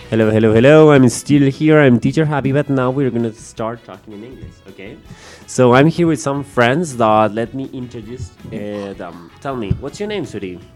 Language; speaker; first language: English; non-native, fluent; Spanish